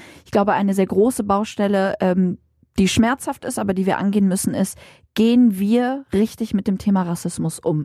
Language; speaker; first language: German; early bilingual, other home language; Arabic